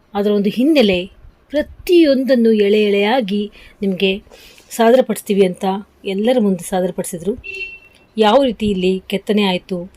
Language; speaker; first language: Kannada; non-native, local second language; Marathi